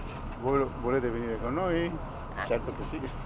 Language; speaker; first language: Italian; native; Italian